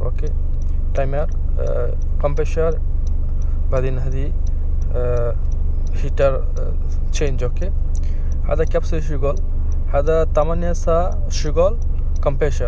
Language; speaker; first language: Arabic; non-native, learner; Bangla